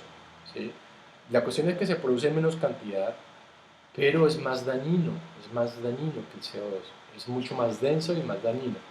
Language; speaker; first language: Spanish; native; Spanish